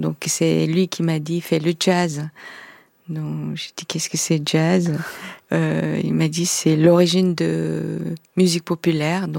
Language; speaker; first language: French; non-native, fluent; Korean